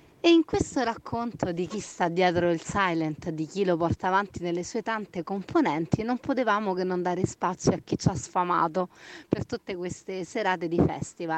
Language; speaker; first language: Italian; native; Italian